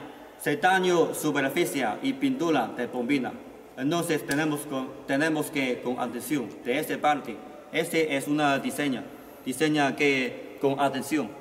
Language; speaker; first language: Spanish; non-native, learner; Chinese